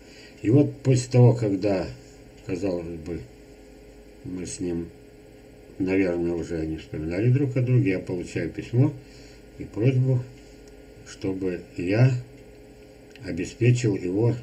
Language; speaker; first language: Russian; native; Russian